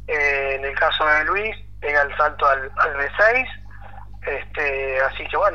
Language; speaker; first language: Spanish; native; Spanish